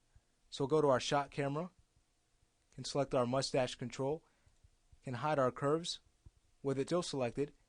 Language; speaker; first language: English; native; English